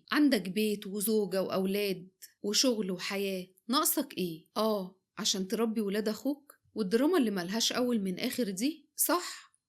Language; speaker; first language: Arabic; native; Arabic